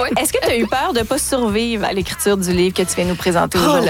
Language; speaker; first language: French; native; French